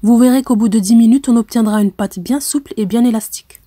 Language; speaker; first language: French; non-native, local second language; Arabic